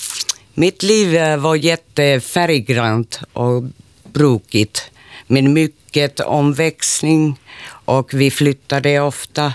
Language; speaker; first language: Swedish; non-native, local second language; Finnish